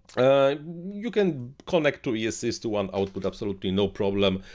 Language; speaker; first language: English; non-native, fluent; Polish